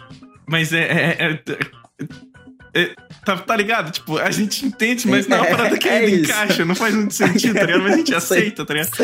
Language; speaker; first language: Portuguese; native; Portuguese